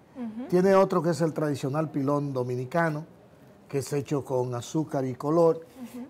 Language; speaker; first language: Spanish; native; Spanish